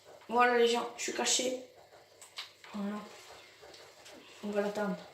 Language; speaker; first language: French; native; French